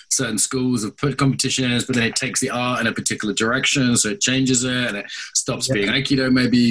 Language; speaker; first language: English; native; English